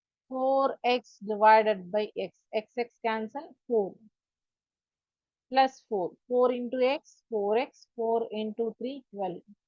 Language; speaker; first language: English; non-native, local second language; Tamil